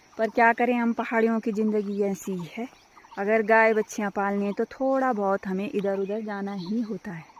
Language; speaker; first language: Hindi; non-native, local second language; Garhwali